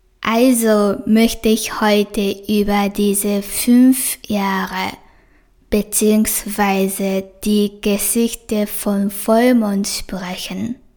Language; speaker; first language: German; non-native, fluent; Japanese